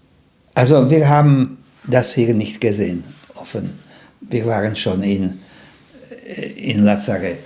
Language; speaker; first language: German; non-native, fluent; Slovak